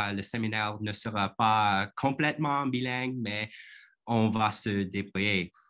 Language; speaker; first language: French; non-native, fluent; English